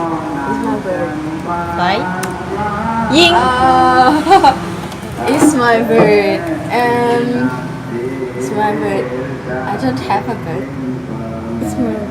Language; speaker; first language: English; non-native, learner; Indonesian